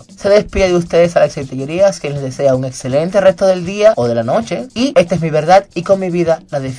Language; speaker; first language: Spanish; native; Spanish